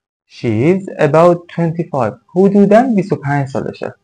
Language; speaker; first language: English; non-native, fluent; Persian